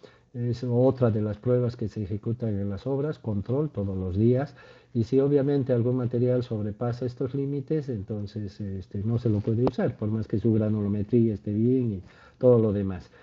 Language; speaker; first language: Spanish; native; Spanish